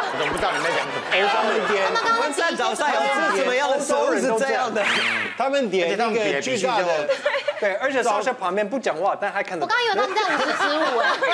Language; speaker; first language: Chinese; non-native, fluent; English